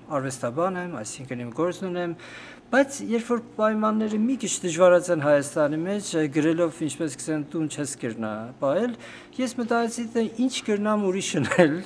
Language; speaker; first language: Armenian; native; Armenian